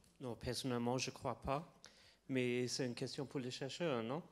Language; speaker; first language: French; non-native, fluent; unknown